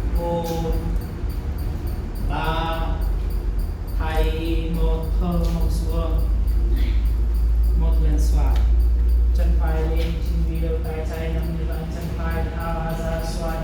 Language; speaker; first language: Vietnamese; non-native, learner; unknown